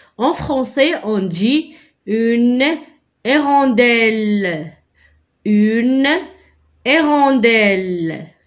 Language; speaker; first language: French; non-native, local second language; Arabic